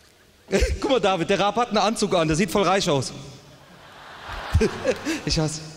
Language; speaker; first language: German; native; German